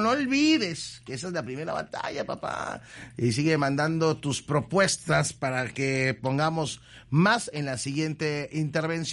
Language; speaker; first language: Spanish; native; Spanish